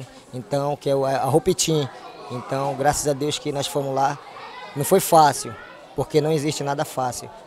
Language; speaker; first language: Portuguese; native; Portuguese